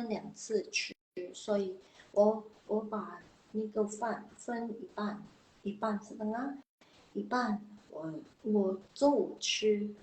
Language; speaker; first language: Chinese; non-native, fluent; Indonesian